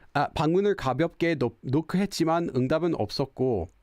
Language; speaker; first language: Korean; non-native, fluent; English